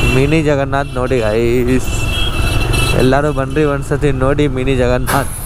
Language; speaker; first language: Kannada; non-native, local second language; Hindi